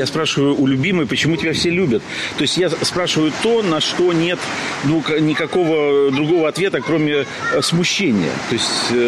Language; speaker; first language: Russian; native; Russian